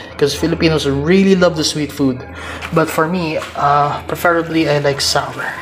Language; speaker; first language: English; non-native, local second language; Filipino